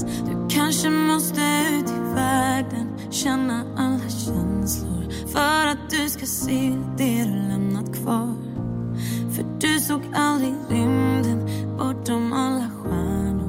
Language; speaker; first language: Swedish; native; Swedish